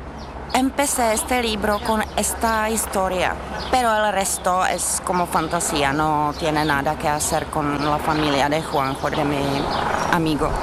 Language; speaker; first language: Spanish; non-native, learner; Czech